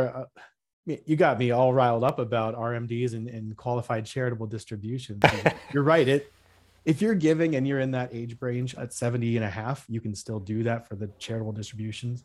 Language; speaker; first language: English; native; English